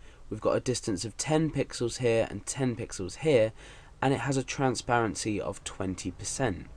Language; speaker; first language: English; native; English